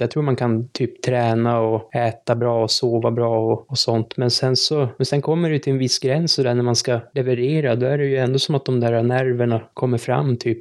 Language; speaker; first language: Swedish; native; Swedish